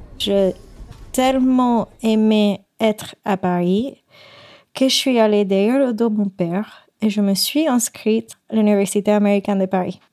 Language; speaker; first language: French; non-native, fluent; Spanish